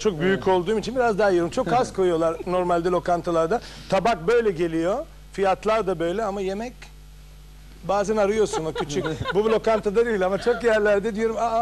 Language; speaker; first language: Turkish; non-native, fluent; English